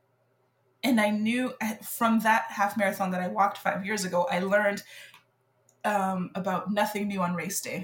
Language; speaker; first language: English; non-native, fluent; French